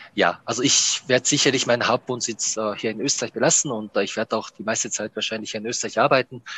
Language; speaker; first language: German; non-native, fluent; Japanese